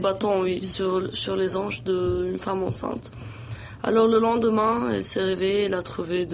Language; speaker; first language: French; non-native, local second language; Arabic